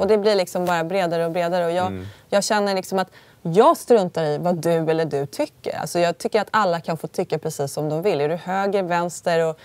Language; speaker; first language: Swedish; early bilingual, other home language; Polish